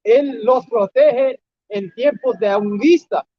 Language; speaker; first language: Spanish; non-native, learner; English